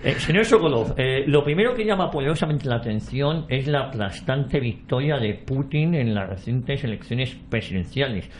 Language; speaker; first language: Spanish; native; Spanish